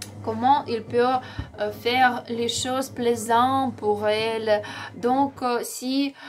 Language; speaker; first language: French; non-native, learner; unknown